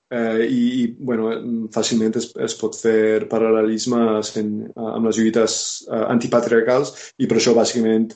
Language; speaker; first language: Catalan; non-native, fluent; English